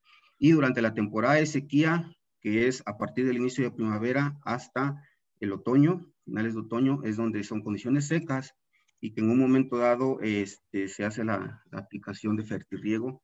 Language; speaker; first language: Spanish; native; Spanish